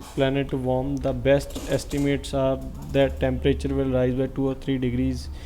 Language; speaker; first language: English; non-native, local second language; Punjabi